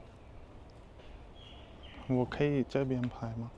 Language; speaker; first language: Chinese; non-native, learner; Urdu